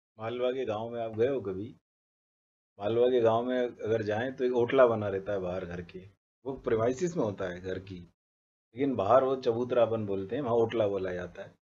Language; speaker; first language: Hindi; native; Hindi